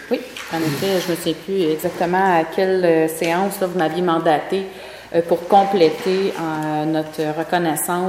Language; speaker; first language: French; native; French